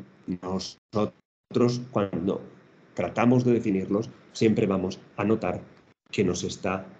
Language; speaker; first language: Spanish; native; Spanish